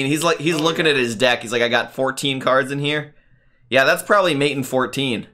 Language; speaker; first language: English; native; English